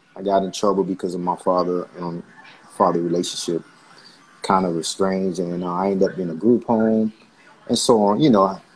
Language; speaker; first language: English; early bilingual, other home language; Haitian Creole